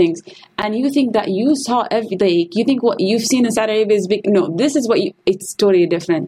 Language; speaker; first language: English; non-native, fluent; Arabic